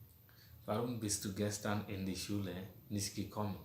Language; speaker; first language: German; non-native, fluent; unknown